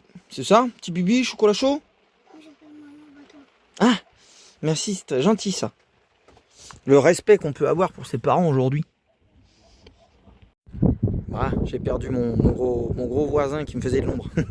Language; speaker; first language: French; native; French